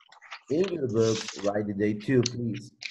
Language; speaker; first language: English; non-native, learner; Spanish